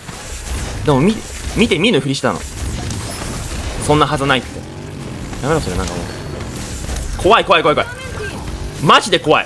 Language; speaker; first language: Japanese; native; Japanese